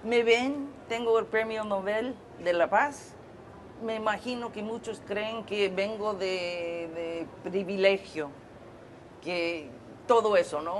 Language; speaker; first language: Spanish; non-native, fluent; English